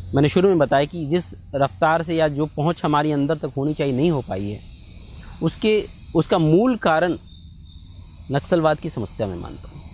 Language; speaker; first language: Hindi; native; Hindi